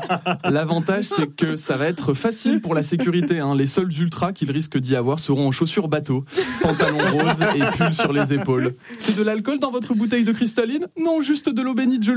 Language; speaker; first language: French; native; French